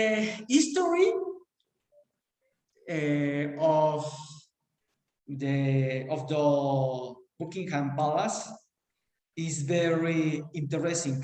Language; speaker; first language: English; non-native, learner; Spanish